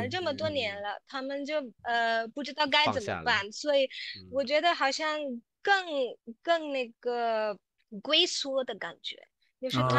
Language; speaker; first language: Chinese; non-native, local second language; Tamil